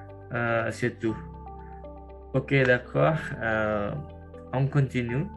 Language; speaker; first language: French; non-native, learner; Indonesian